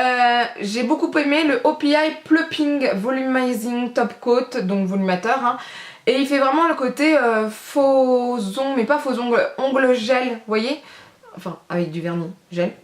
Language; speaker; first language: French; native; French